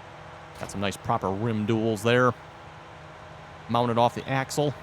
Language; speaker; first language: English; native; English